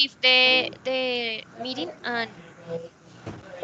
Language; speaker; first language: English; non-native, learner; Spanish